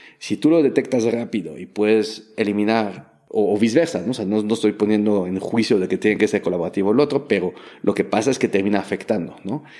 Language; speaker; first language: Spanish; non-native, fluent; French